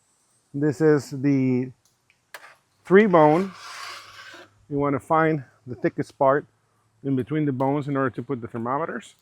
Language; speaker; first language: English; early bilingual, other home language; Spanish